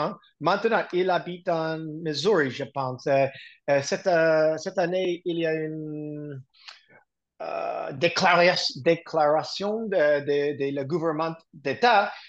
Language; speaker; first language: French; non-native, learner; English